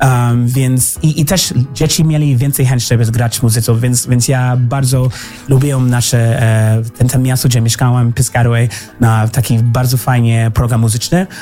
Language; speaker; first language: Polish; early bilingual, heritage; English